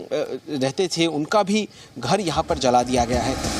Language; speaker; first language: Hindi; native; Hindi